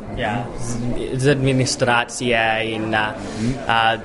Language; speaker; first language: Slovenian; early bilingual, heritage; English